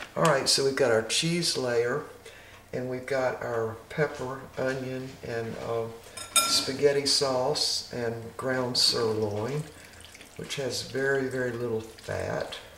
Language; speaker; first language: English; native; English